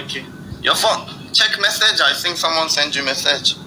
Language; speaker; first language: English; non-native, learner; Korean